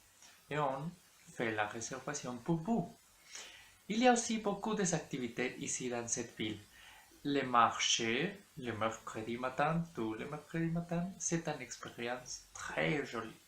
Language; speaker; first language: French; non-native, learner; Spanish